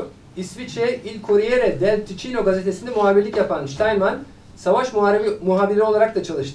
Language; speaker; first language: Turkish; native; Turkish